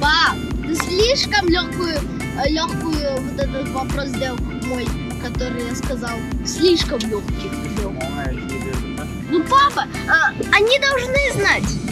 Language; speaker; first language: Russian; non-native, local second language; Kazakh